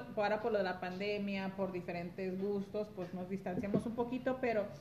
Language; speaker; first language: Spanish; early bilingual, heritage; Spanish